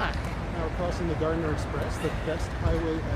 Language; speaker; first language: English; native; English